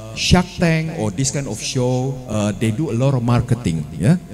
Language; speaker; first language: English; non-native, fluent; Indonesian